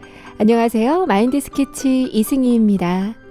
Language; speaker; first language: Korean; native; Korean